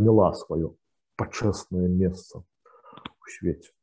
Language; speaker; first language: Polish; non-native, learner; Belarusian